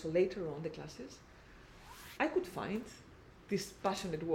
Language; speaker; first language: English; non-native, fluent; Spanish